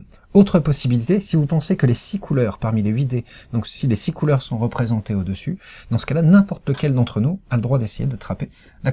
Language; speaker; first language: French; native; French